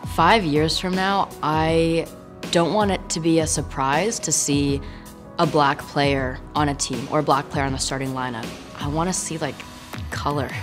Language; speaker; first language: English; native; English